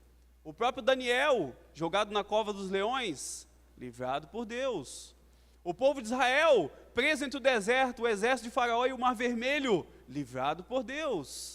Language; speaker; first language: Portuguese; native; Portuguese